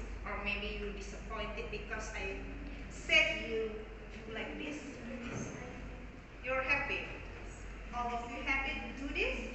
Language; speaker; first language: English; non-native, learner; Indonesian